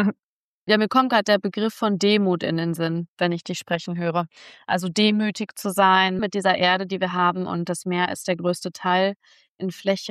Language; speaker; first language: German; native; German